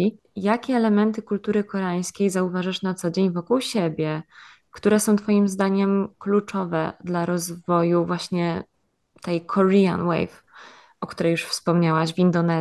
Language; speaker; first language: Polish; native; Polish